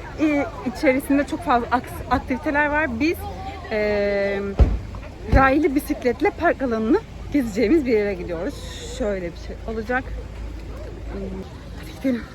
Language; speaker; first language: Turkish; native; Turkish